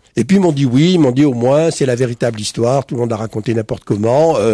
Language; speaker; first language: French; native; French